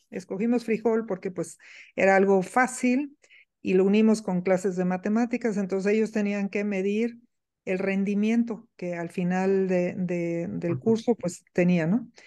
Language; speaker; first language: Spanish; native; Spanish